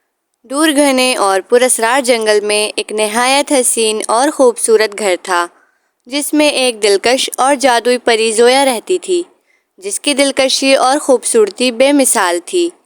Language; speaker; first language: Urdu; native; Urdu